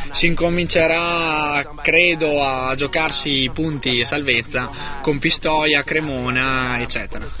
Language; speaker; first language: Italian; native; Italian